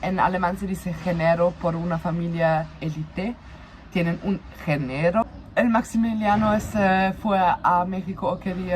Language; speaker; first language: Spanish; non-native, fluent; German